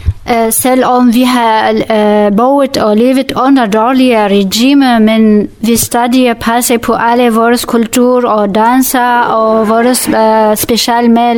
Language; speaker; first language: Danish; non-native, learner; Kurdish